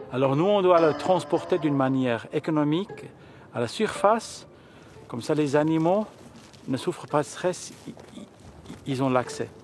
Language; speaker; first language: French; early bilingual, heritage; Spanish